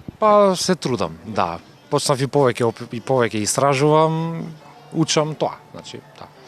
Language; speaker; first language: Macedonian; non-native, local second language; Turkish